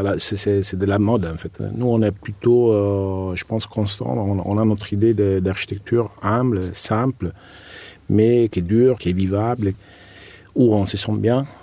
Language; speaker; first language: French; non-native, fluent; Italian